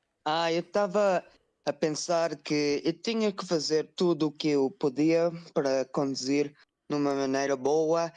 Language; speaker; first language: Portuguese; non-native, learner; English